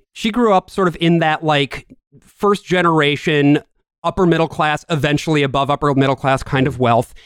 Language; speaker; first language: English; native; English